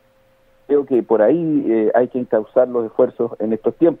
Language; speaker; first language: Spanish; native; Spanish